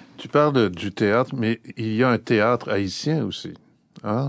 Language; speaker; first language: French; native; French